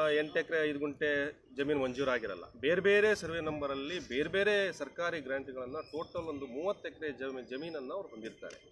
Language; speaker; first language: Kannada; native; Kannada